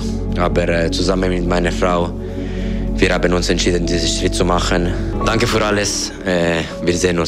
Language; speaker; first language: German; non-native, local second language; Italian